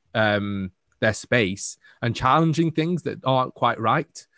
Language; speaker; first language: English; native; English